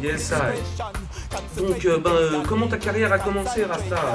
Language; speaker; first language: French; native; French